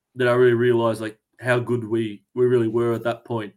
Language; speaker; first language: English; early bilingual, other home language; Greek